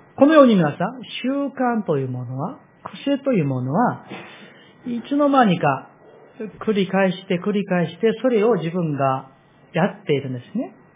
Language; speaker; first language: Japanese; non-native, fluent; Korean